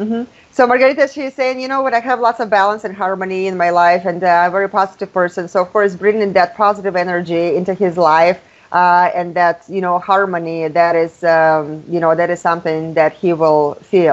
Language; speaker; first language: English; non-native, fluent; Russian